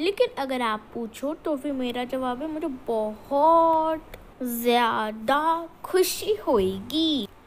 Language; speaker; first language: Hindi; native; Hindi